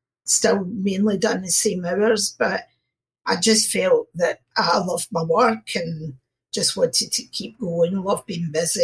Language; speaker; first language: English; native; English